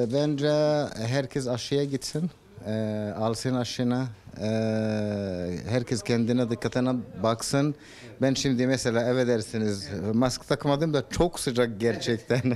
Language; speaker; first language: Turkish; non-native, fluent; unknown